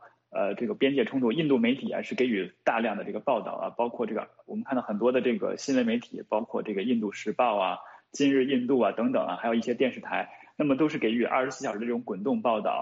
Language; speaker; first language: Chinese; native; Chinese